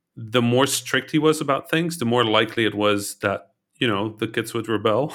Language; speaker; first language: English; early bilingual, heritage; Dutch